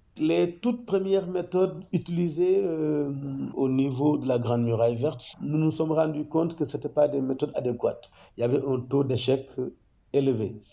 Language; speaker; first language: French; non-native, local second language; Wolof